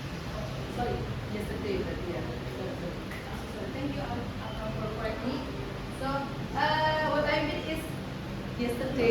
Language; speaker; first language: English; non-native, fluent; Indonesian